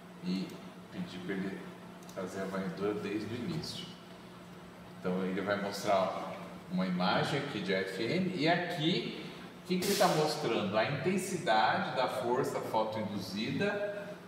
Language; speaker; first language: Portuguese; native; Portuguese